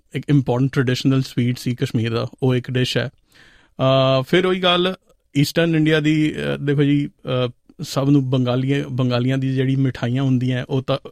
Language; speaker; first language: Punjabi; non-native, local second language; Hindi